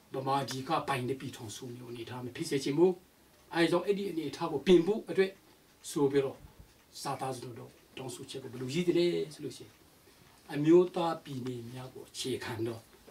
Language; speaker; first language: Burmese; non-native, local second language; Tedim Chin